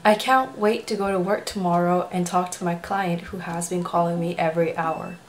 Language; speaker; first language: English; early bilingual, other home language; Japanese